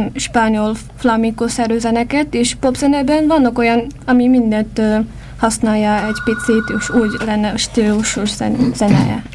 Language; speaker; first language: Hungarian; non-native, fluent; Uyghur